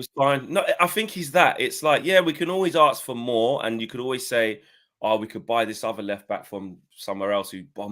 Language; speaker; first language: English; native; English